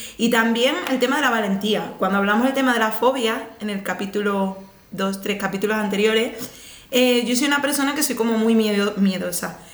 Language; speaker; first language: Spanish; native; Spanish